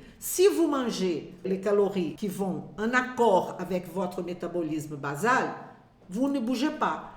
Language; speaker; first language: French; non-native, fluent; Portuguese